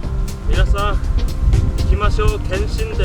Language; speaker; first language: Japanese; non-native, learner; Chinese